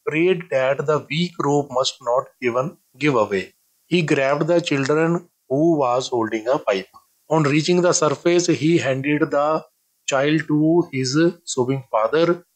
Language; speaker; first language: English; non-native, local second language; Punjabi